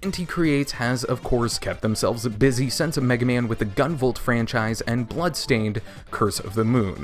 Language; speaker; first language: English; native; English